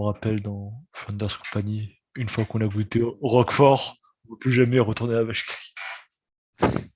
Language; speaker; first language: French; native; French